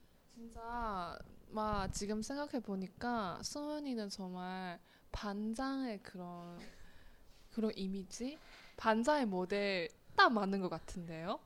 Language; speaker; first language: Korean; non-native, fluent; Chinese